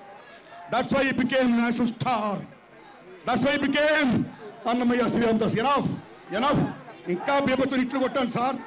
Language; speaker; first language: Telugu; native; Telugu